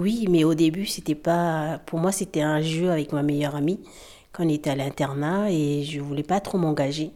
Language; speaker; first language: French; native; French